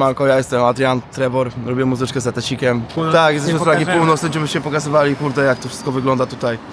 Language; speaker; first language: Polish; native; Polish